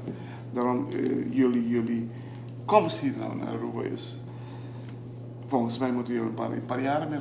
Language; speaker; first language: Dutch; non-native, local second language; Papiamento